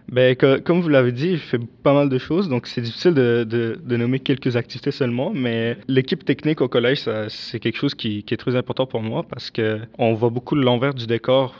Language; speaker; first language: French; early bilingual, other home language; Arabic